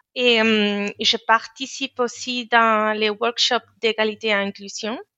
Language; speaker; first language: French; non-native, fluent; Spanish